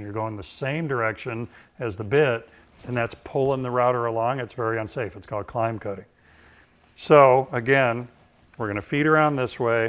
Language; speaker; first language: English; native; English